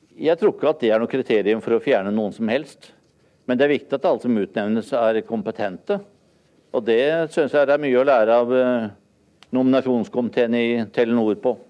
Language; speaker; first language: Norwegian; native; Norwegian